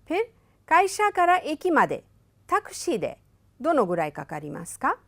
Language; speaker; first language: Japanese; non-native, fluent; Hindi